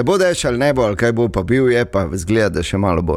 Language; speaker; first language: Slovenian; native; Slovenian